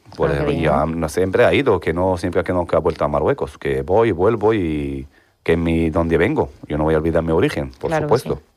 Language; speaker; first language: Spanish; non-native, fluent; Arabic